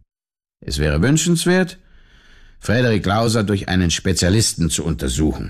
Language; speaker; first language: German; native; German